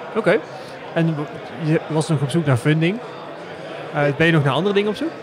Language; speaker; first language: Dutch; native; Dutch